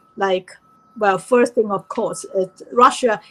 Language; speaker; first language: English; non-native, fluent; Chinese